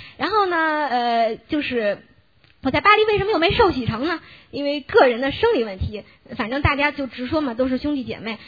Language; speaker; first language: Chinese; native; Chinese